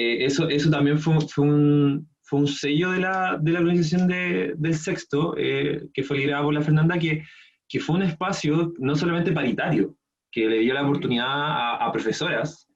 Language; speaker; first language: Spanish; native; Spanish